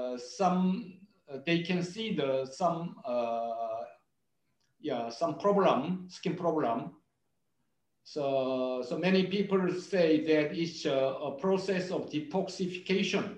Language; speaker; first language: English; non-native, learner; Korean